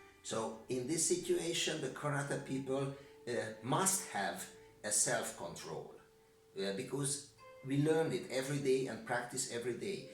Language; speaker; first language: English; non-native, learner; Hungarian